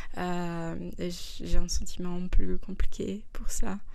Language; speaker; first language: French; non-native, learner; Portuguese